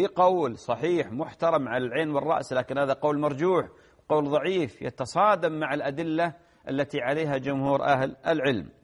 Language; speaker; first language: Arabic; native; Arabic